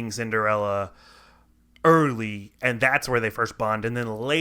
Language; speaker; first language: English; native; English